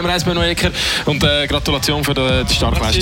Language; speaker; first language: German; native; German